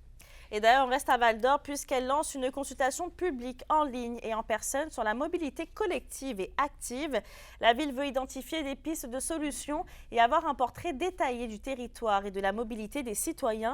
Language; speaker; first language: French; native; French